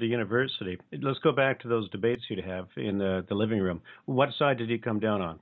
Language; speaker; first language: English; native; English